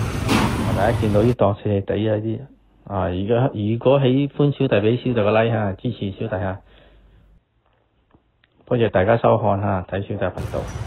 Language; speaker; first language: Chinese; early bilingual, heritage; Cantonese